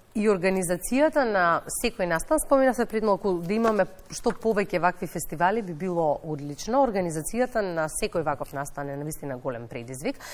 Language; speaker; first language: Macedonian; native; Macedonian